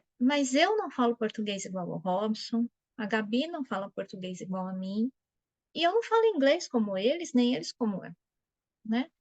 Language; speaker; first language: Portuguese; native; Portuguese